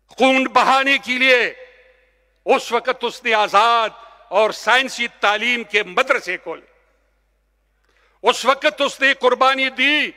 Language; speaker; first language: Urdu; non-native, local second language; Pashto